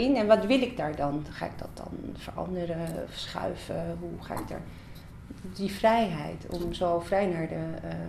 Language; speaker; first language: Dutch; native; Dutch